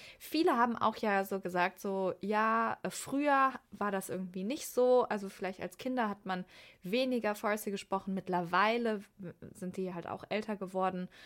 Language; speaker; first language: German; early bilingual, other home language; Persian